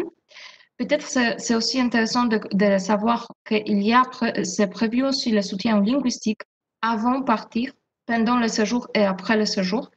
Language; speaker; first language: French; non-native, fluent; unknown